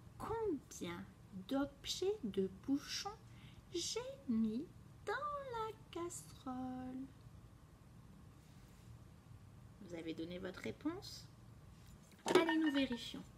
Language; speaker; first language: French; native; French